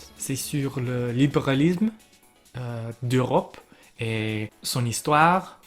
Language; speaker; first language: French; non-native, learner; English